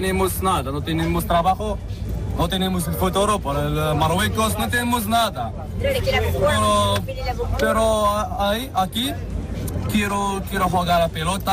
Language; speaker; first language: Spanish; non-native, learner; Arabic